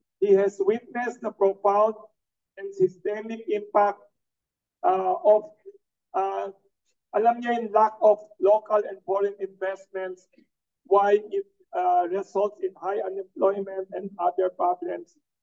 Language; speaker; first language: English; non-native, local second language; Filipino